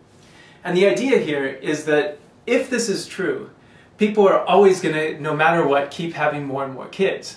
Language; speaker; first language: English; native; English